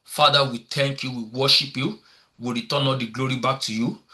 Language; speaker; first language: English; non-native, local second language; Yoruba